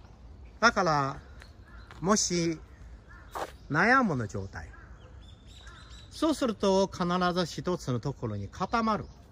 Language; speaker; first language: Japanese; non-native, fluent; Chinese